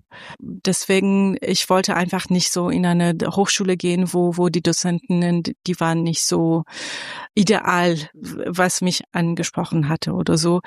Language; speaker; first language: German; non-native, fluent; Persian